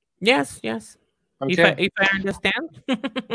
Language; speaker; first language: English; non-native, learner; Portuguese